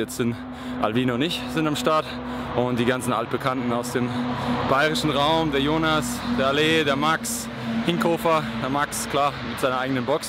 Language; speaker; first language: German; native; German